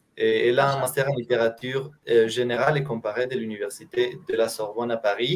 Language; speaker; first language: French; non-native, fluent; Spanish